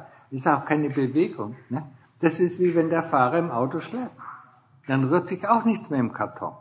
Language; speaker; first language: German; non-native, fluent; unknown